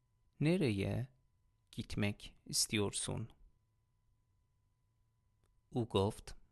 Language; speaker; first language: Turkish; non-native, fluent; Persian